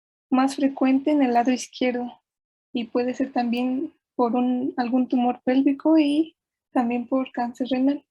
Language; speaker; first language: Spanish; native; Spanish